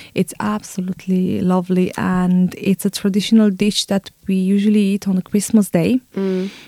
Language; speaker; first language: English; non-native, fluent; Romanian